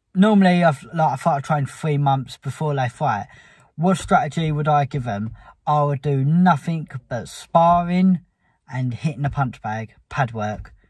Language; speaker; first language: English; native; English